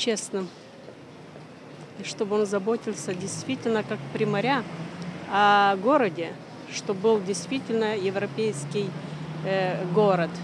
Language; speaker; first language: Russian; non-native, local second language; Romanian